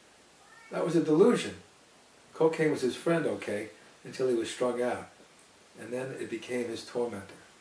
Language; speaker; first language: English; native; English